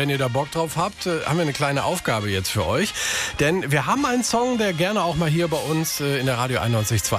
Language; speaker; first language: German; native; German